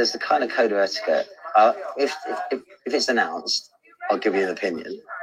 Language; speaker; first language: English; native; English